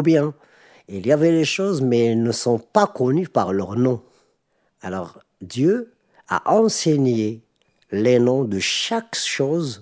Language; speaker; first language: French; non-native, local second language; Arabic